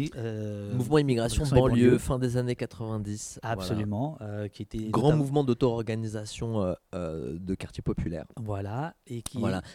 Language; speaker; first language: French; native; French